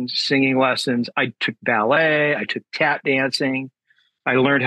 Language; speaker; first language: English; native; English